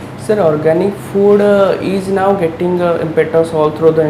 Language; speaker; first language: English; non-native, local second language; Odia